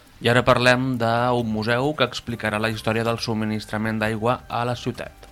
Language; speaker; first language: Catalan; native; Catalan